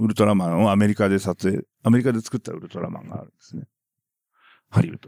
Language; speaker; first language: Japanese; native; Japanese